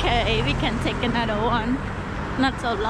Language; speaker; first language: English; non-native, learner; Khmer